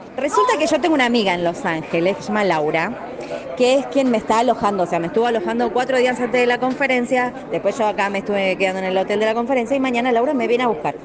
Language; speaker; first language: Spanish; native; Spanish